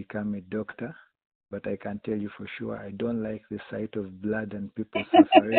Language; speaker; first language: English; non-native, local second language; Ganda